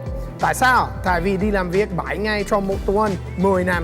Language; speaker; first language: Vietnamese; non-native, learner; English